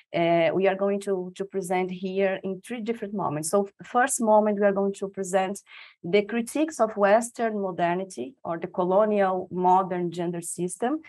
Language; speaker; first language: English; non-native, fluent; Portuguese